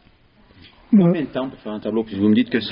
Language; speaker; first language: French; native; French